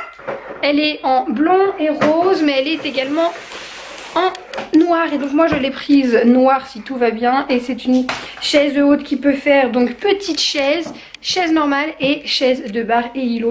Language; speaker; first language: French; native; French